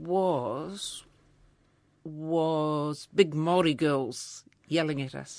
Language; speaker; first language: English; native; English